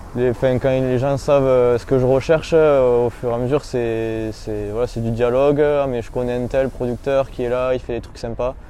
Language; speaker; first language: French; native; French